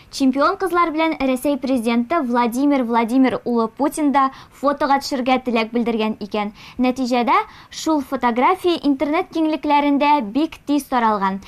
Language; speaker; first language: Tatar; native; Tatar